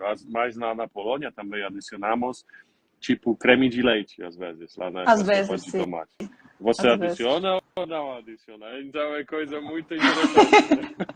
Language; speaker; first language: Portuguese; non-native, learner; Polish